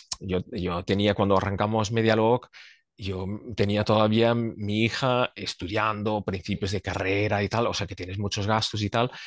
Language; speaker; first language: Spanish; non-native, fluent; Swiss German